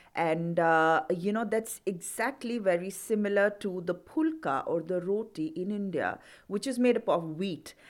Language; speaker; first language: English; non-native, local second language; Hindi